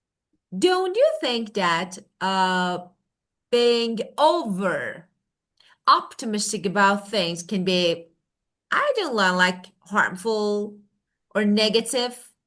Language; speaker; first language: English; non-native, fluent; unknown